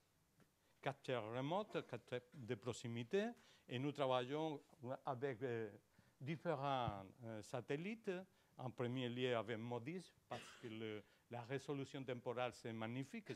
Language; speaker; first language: French; non-native, learner; Spanish